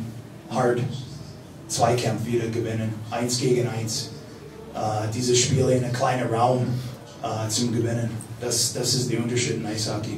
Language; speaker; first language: German; non-native, fluent; English